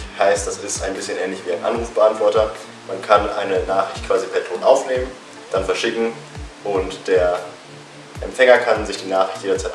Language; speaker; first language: German; native; German